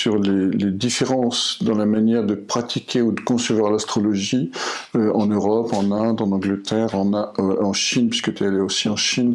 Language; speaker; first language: French; native; French